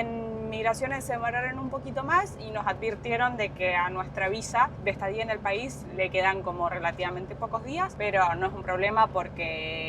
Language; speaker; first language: Spanish; native; Spanish